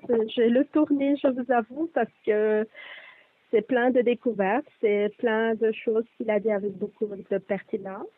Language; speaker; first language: French; native; French